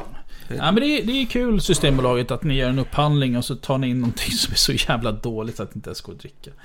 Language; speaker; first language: Swedish; native; Swedish